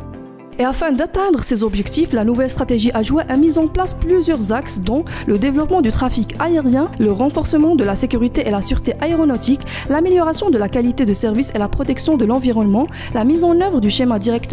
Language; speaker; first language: French; non-native, local second language; Arabic